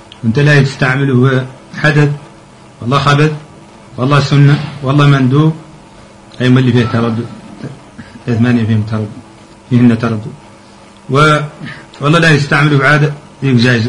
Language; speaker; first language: Arabic; native; Arabic